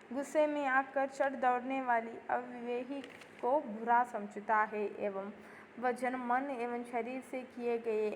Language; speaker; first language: Hindi; non-native, local second language; Malayalam